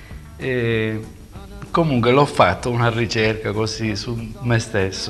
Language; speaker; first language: Italian; native; Italian